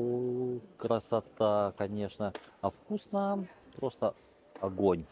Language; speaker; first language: Russian; native; Russian